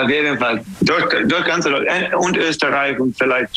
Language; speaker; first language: German; non-native, learner; English